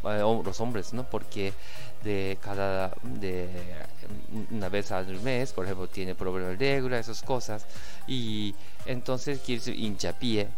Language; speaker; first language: Spanish; non-native, learner; Japanese